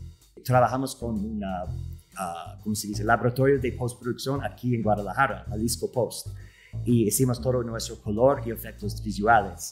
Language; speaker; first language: Spanish; non-native, fluent; English